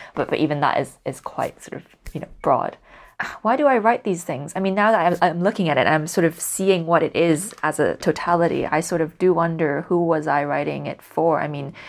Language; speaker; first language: English; non-native, local second language; Cantonese